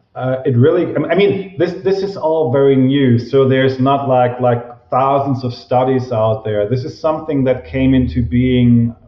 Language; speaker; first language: English; non-native, fluent; German